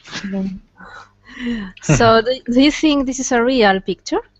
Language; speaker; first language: English; non-native, fluent; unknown